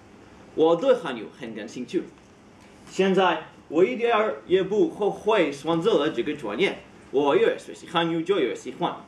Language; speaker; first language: Chinese; non-native, learner; Hebrew